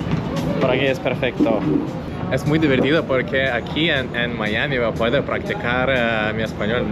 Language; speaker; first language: Spanish; non-native, learner; Lithuanian